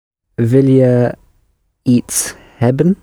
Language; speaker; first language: Dutch; non-native, learner; English